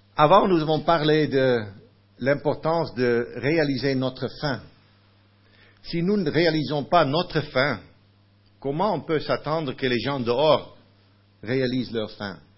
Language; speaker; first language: French; non-native, fluent; Dutch